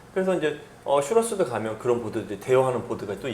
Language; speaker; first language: Korean; native; Korean